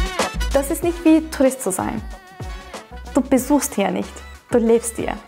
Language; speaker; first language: German; non-native, fluent; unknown